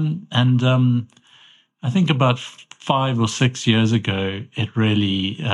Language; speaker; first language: English; native; English